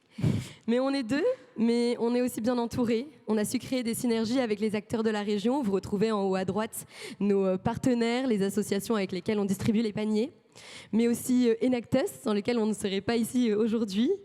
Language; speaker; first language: French; native; French